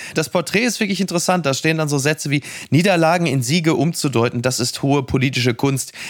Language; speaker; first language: German; native; German